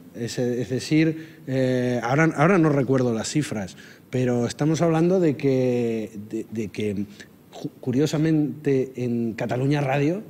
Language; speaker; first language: Spanish; non-native, local second language; Catalan